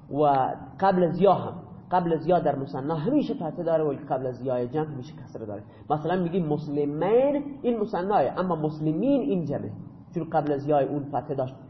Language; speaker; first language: Persian; non-native, local second language; Baluchi